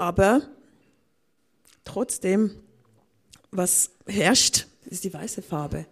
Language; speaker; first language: German; non-native, local second language; French